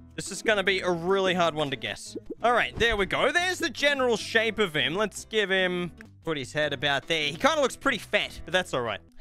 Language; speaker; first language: English; native; English